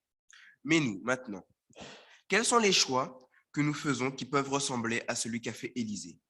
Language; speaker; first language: French; native; French